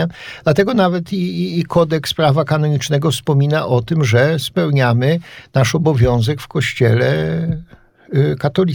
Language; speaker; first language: Polish; native; Polish